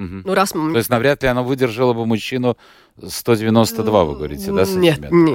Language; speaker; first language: Russian; native; Russian